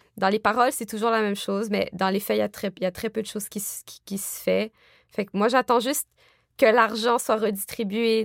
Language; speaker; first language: French; early bilingual, other home language; Arabic